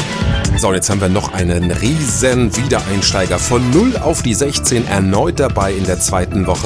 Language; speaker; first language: German; native; German